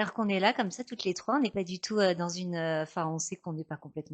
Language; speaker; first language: French; native; French